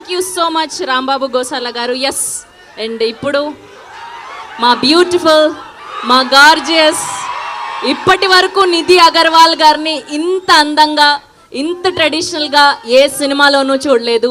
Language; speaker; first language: Telugu; native; Telugu